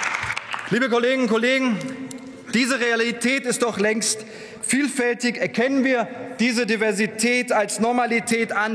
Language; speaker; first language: German; early bilingual, other home language; Turkish